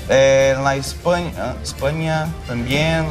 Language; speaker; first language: Spanish; non-native, learner; Portuguese